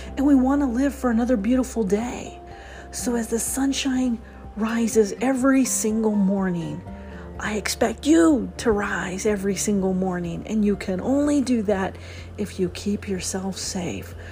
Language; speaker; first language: English; native; English